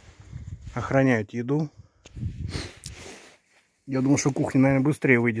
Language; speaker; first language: Russian; native; Russian